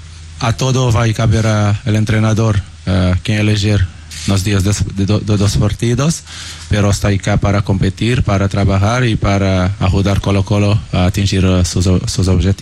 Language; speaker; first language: Spanish; non-native, learner; Portuguese